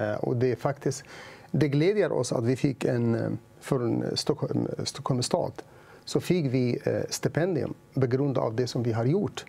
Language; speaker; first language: Swedish; non-native, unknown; Arabic